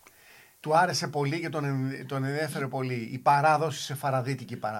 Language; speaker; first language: Greek; native; Greek